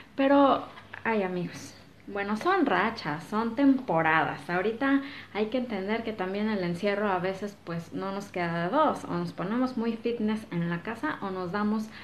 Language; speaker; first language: Spanish; native; Spanish